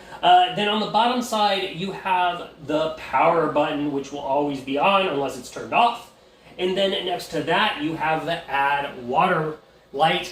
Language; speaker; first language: English; native; English